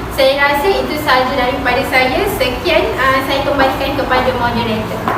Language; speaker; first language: Malay; native; Malay